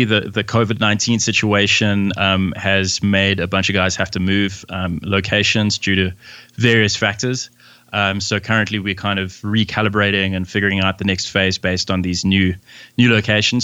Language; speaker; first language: English; native; English